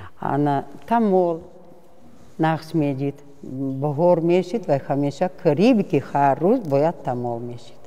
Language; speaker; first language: Tajik; non-native, fluent; Russian